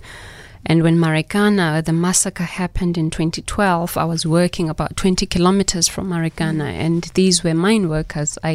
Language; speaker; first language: English; non-native, local second language; Xhosa